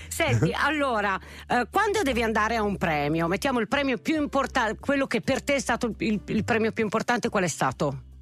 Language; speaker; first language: Italian; native; Italian